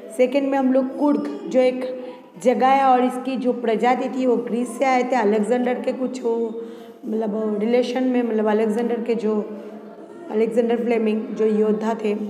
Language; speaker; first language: Hindi; non-native, local second language; Gujarati